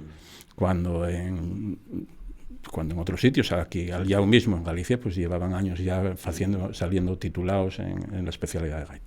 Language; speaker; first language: Spanish; native; Spanish